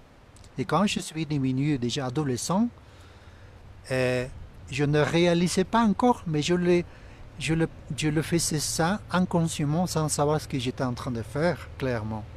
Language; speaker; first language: French; non-native, fluent; Spanish